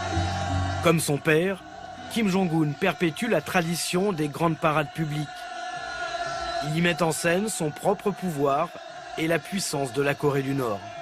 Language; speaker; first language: French; native; French